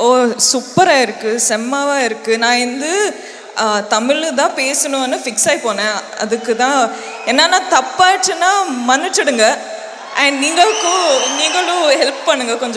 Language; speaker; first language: Tamil; non-native, learner; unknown